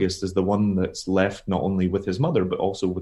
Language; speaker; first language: English; native; English